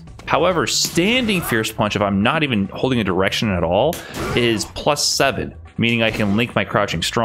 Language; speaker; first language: English; native; English